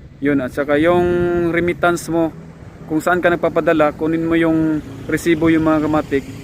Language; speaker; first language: Filipino; non-native, local second language; Cebuano